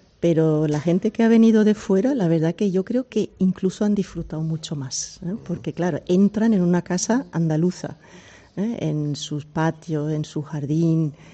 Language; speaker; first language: Spanish; early bilingual, heritage; German